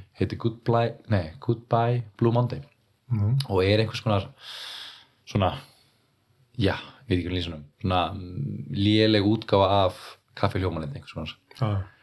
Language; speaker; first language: Icelandic; native; Icelandic